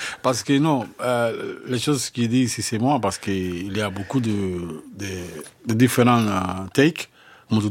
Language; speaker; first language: French; non-native, fluent; Spanish